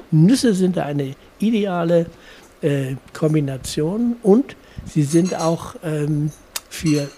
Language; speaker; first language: German; native; German